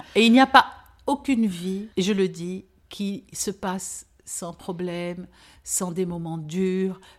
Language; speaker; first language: French; native; French